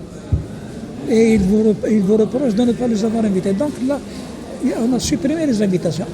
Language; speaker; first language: French; non-native, local second language; Arabic